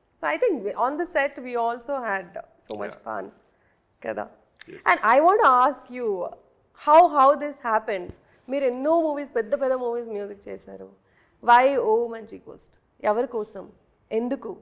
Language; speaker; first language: Telugu; non-native, fluent; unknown